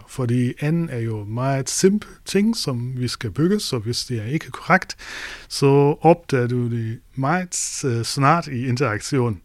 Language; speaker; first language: Danish; non-native, fluent; German